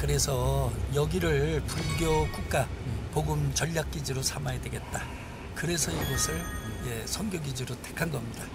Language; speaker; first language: Korean; native; Korean